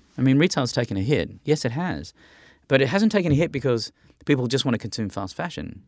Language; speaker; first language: English; native; English